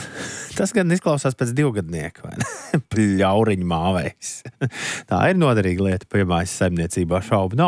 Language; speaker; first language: Latvian; native; Latvian